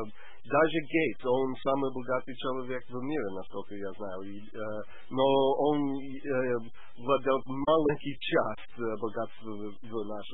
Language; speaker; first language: Russian; non-native, learner; English